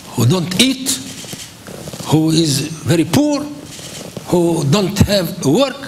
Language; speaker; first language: English; non-native, learner; Arabic